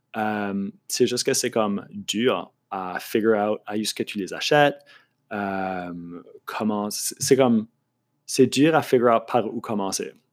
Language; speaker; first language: French; native; French